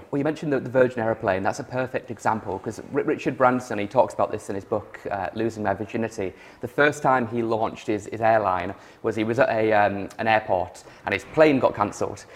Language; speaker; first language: English; native; English